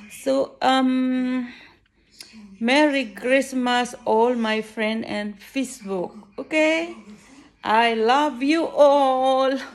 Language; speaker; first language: English; non-native, learner; Filipino